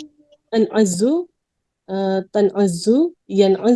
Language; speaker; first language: Arabic; non-native, learner; Indonesian